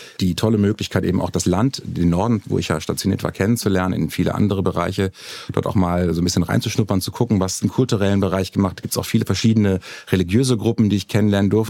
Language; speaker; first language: German; native; German